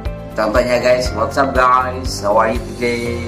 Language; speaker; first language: English; non-native, learner; Indonesian